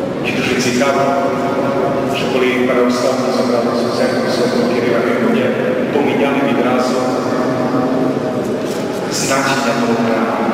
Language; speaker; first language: Ukrainian; non-native, local second language; Rusyn